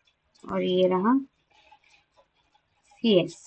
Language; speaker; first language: Hindi; native; Hindi